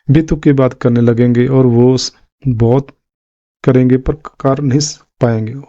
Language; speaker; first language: Hindi; non-native, local second language; Punjabi